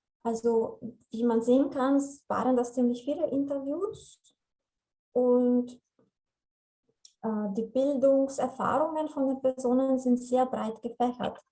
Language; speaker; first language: German; non-native, fluent; Slovenian